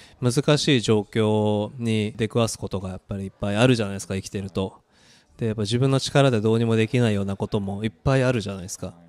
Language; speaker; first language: Japanese; early bilingual, other home language; Korean